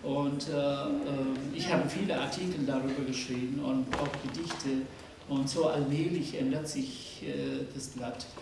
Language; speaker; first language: German; non-native, fluent; Nepali